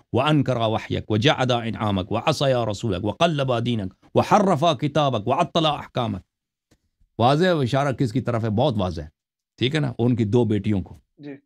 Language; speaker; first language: Urdu; non-native, local second language; Punjabi